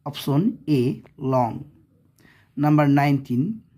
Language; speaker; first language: English; non-native, local second language; Assamese